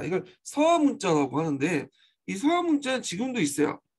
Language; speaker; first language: Korean; native; Korean